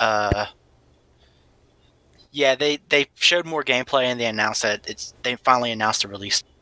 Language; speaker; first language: English; native; English